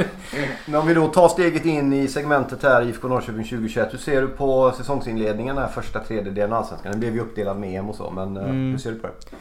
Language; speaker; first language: Swedish; native; Swedish